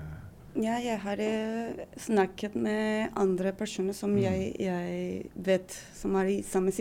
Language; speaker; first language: Norwegian; non-native, fluent; Spanish